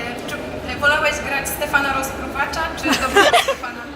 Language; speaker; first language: Polish; native; Polish